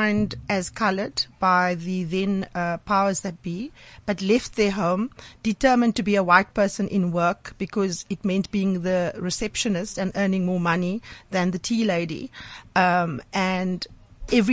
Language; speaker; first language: English; native; English